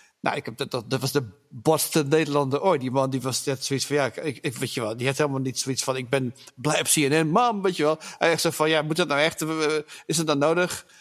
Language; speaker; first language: Dutch; native; Dutch